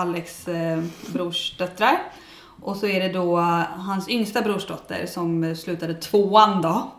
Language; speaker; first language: Swedish; native; Swedish